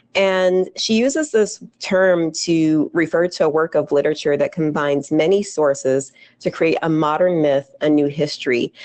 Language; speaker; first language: English; native; English